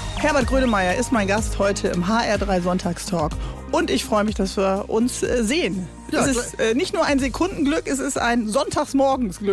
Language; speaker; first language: German; native; German